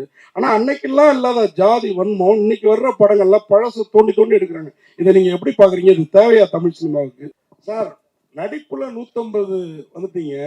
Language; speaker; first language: Tamil; native; Tamil